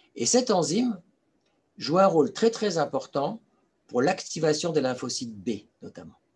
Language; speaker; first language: French; native; French